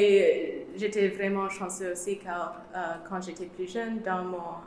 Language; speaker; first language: French; non-native, learner; English